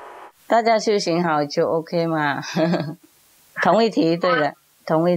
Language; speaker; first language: Chinese; non-native, fluent; Vietnamese